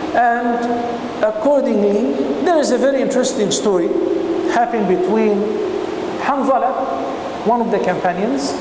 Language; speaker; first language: English; non-native, fluent; Arabic